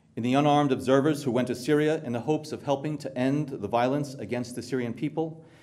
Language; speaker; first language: English; native; English